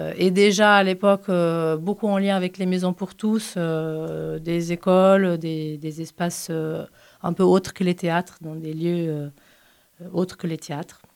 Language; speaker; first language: French; non-native, fluent; Portuguese